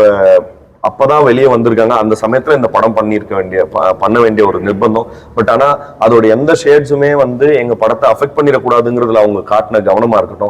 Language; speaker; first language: Tamil; native; Tamil